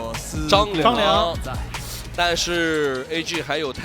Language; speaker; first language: Chinese; native; Chinese